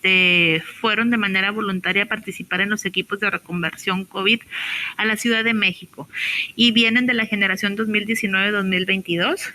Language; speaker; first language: Spanish; native; Spanish